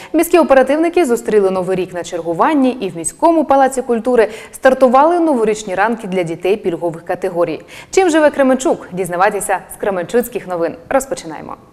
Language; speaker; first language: Ukrainian; native; Ukrainian